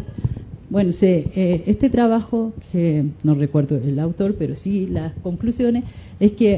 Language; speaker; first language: Spanish; native; Spanish